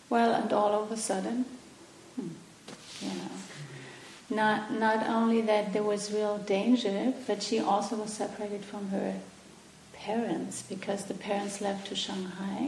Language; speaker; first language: English; non-native, fluent; German